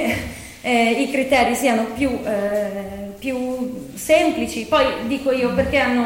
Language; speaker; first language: Italian; native; Italian